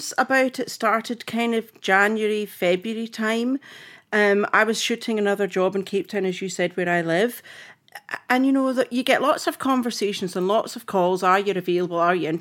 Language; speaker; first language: English; native; English